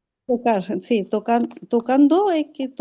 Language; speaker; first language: Spanish; non-native, learner; Urdu